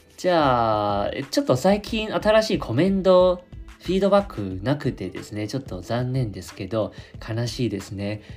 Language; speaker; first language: Japanese; non-native, fluent; Chinese